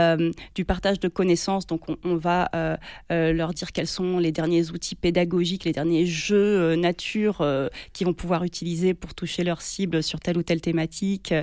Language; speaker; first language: French; native; French